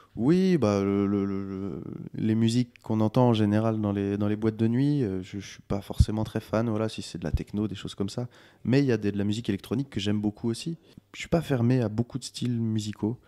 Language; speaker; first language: French; native; French